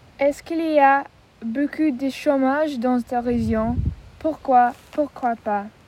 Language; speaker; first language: French; non-native, learner; English